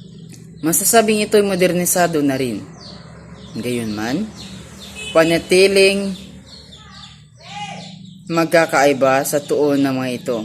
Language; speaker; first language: Filipino; non-native, local second language; Cebuano